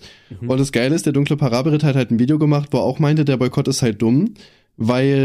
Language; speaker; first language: German; native; German